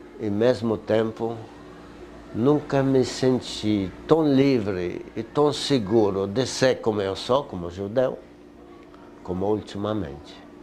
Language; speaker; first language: Portuguese; non-native, fluent; Polish